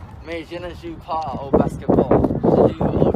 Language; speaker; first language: French; non-native, learner; English